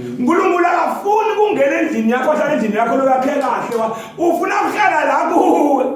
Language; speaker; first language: Zulu; non-native, local second language; Swati